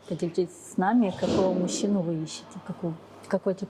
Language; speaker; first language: Russian; native; Russian